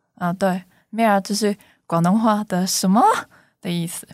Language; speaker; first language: Chinese; non-native, local second language; Cantonese